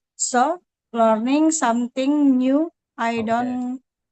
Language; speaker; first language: English; non-native, learner; Indonesian